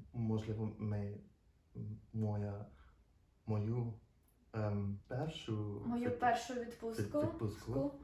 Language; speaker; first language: Ukrainian; non-native, learner; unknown